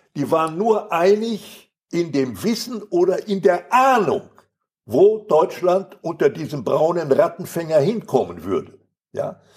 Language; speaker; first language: German; native; German